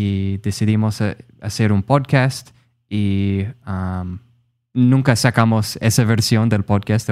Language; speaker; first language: Spanish; non-native, fluent; English